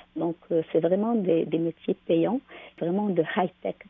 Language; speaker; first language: French; non-native, local second language; Arabic